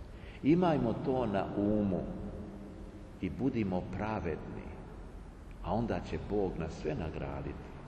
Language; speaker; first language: Serbian; native; Serbian